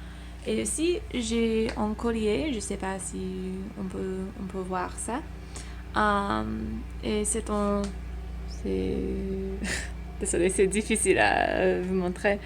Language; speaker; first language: French; non-native, learner; English